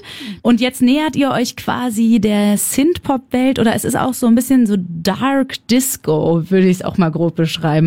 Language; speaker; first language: German; native; German